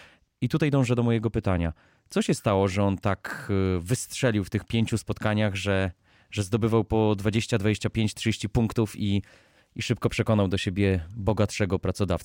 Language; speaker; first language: Polish; native; Polish